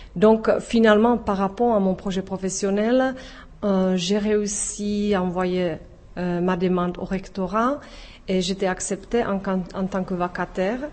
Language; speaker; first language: French; non-native, fluent; Czech